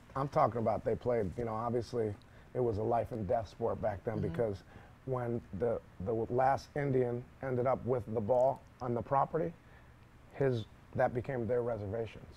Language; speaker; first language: English; native; English